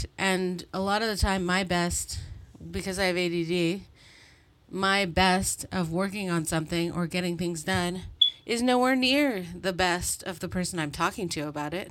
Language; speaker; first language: English; native; English